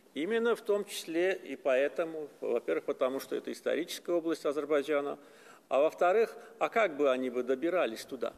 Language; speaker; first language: Russian; non-native, local second language; Azerbaijani